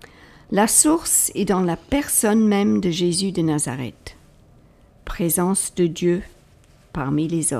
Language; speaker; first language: French; native; French